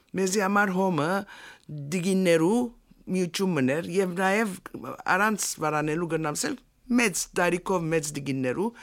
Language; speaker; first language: Armenian; early bilingual, heritage; Armenian